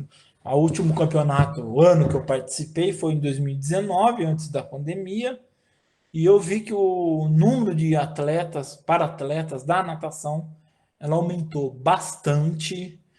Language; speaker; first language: Portuguese; native; Portuguese